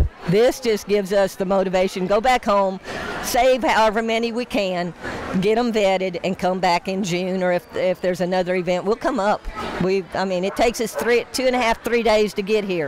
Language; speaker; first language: English; native; English